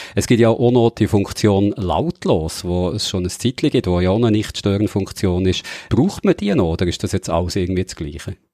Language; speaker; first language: German; native; German